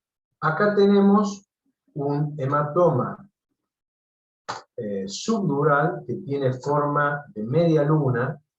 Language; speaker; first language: Spanish; native; Spanish